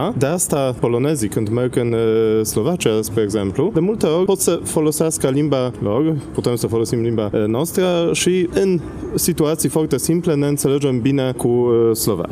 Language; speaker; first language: Romanian; non-native, fluent; Polish